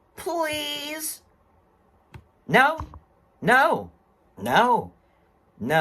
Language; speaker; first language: English; native; English